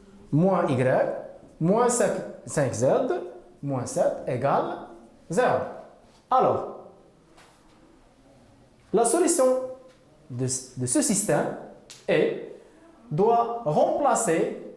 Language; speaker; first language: French; non-native, local second language; Arabic